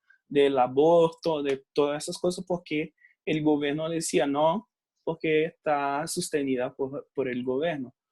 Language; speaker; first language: Spanish; non-native, fluent; Portuguese